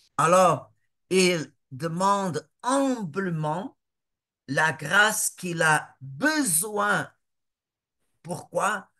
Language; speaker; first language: French; non-native, fluent; Portuguese